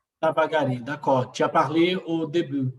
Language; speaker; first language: French; non-native, fluent; Portuguese